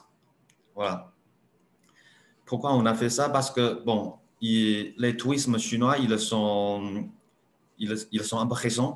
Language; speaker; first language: French; non-native, learner; Chinese